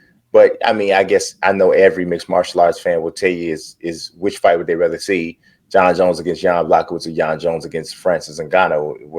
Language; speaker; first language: English; native; English